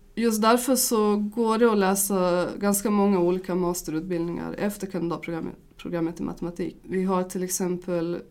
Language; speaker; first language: Swedish; early bilingual, other home language; Bosnian